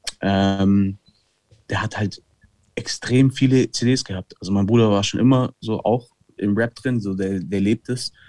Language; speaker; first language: German; early bilingual, other home language; Italian